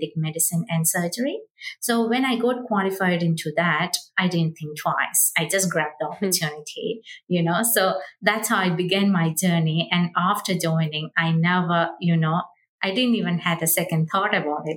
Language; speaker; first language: English; non-native, local second language; Malayalam